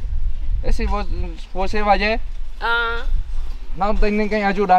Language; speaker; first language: Portuguese; non-native, learner; Vietnamese